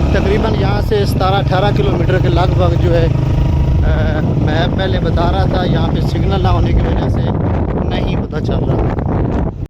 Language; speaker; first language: Urdu; non-native, local second language; Punjabi